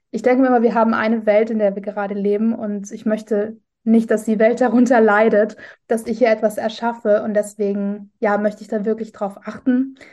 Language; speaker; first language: German; native; German